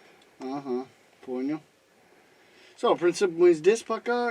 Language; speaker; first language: Russian; non-native, learner; English